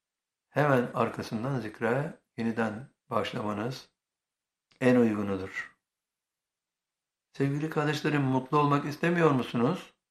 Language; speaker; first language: Turkish; native; Turkish